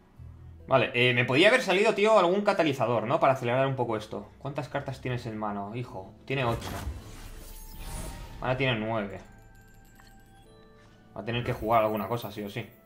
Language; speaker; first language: Spanish; native; Spanish